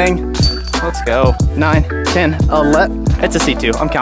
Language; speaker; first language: English; native; English